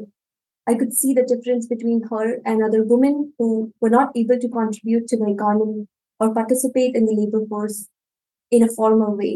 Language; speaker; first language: English; non-native, local second language; Hindi